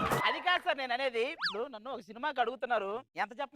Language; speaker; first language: Telugu; native; Telugu